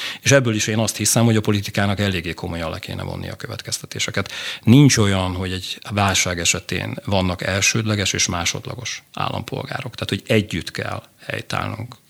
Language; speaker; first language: Hungarian; native; Hungarian